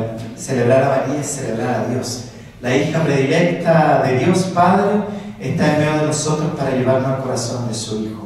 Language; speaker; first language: Spanish; native; Spanish